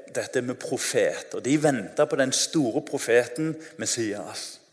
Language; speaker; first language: Norwegian; native; Norwegian